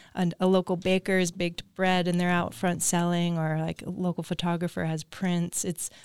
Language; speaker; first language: English; native; English